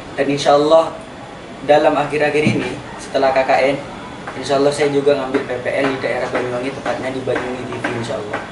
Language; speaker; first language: Indonesian; non-native, local second language; Madurese